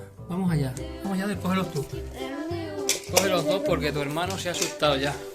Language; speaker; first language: Spanish; native; Spanish